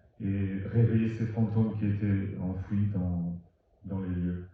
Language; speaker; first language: French; non-native, fluent; Portuguese